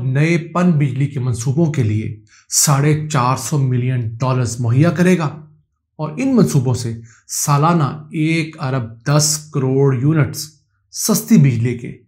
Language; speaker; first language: Urdu; native; Urdu